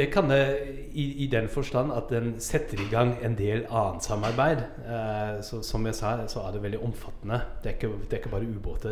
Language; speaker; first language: Norwegian; non-native, fluent; German